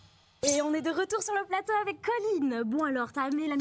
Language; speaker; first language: French; native; French